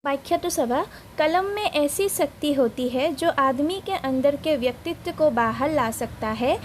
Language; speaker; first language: Hindi; non-native, local second language; Assamese